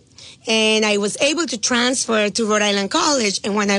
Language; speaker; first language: English; non-native, fluent; Spanish